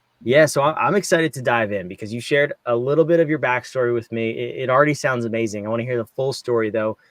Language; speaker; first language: English; native; English